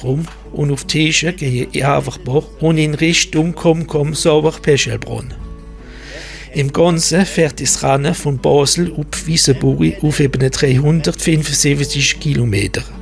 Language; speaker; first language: German; non-native, local second language; French